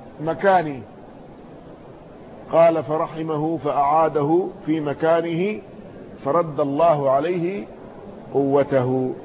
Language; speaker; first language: Arabic; native; Arabic